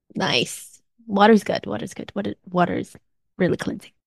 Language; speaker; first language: English; early bilingual, other home language; Spanish